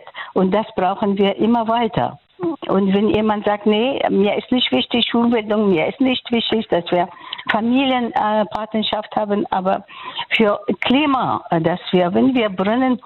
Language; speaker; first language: German; non-native, fluent; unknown